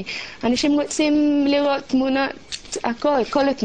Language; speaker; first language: Hebrew; non-native, learner; English